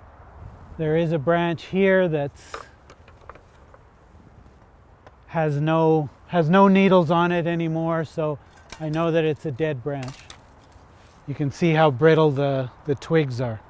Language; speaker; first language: English; native; English